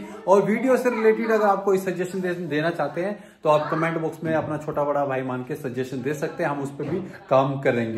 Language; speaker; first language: Hindi; native; Hindi